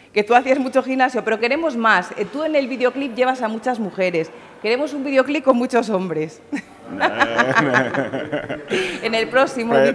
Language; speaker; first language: Spanish; native; Spanish